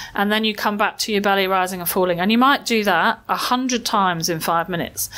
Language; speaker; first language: English; native; English